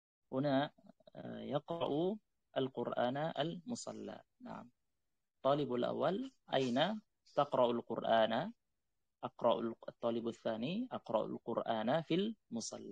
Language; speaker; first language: Arabic; non-native, fluent; Indonesian